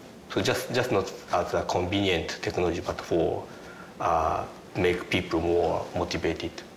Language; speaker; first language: English; non-native, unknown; Japanese